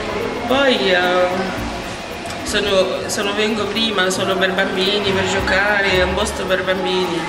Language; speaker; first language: Italian; non-native, learner; Arabic